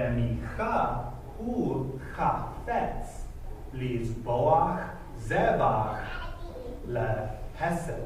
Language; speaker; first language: Hebrew; non-native, fluent; English